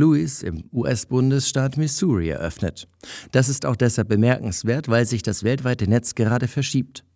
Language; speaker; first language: German; native; German